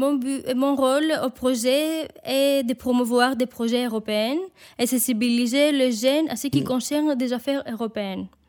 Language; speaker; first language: French; non-native, fluent; Greek